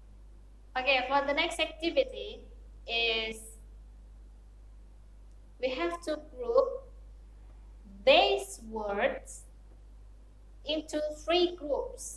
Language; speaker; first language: English; non-native, fluent; Indonesian